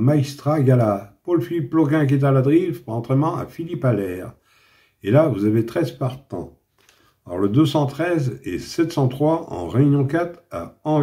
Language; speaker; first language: French; native; French